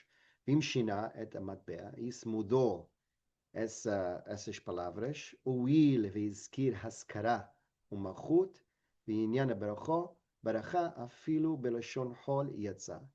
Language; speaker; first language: Portuguese; non-native, fluent; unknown